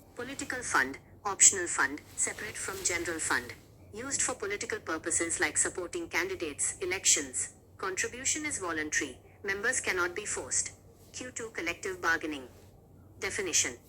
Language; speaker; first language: English; non-native, local second language; Marathi